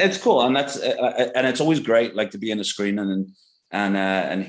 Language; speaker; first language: English; native; English